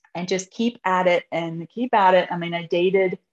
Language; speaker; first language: English; native; English